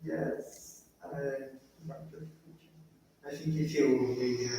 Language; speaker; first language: English; non-native, learner; Portuguese